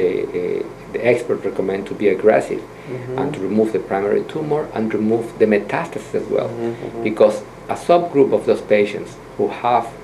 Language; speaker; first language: English; non-native, fluent; Spanish